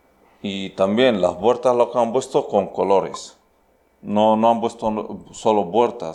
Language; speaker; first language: Spanish; non-native, learner; Arabic